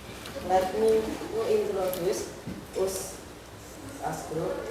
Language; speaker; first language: English; non-native, learner; Indonesian